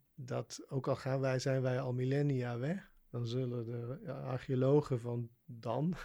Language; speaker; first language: Dutch; native; Dutch